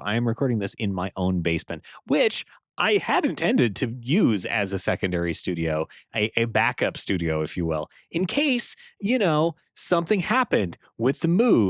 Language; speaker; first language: English; native; English